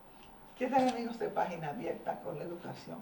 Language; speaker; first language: Spanish; native; Spanish